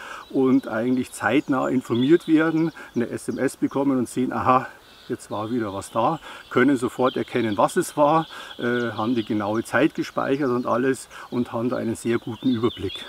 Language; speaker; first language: German; native; German